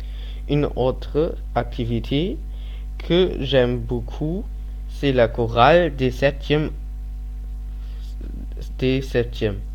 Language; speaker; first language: French; non-native, learner; German